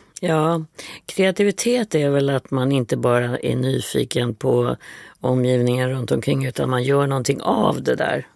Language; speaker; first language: Swedish; native; Swedish